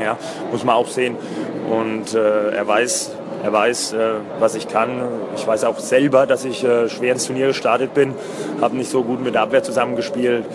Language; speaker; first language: German; native; German